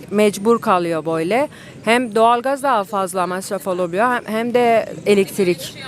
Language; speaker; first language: Turkish; non-native, learner; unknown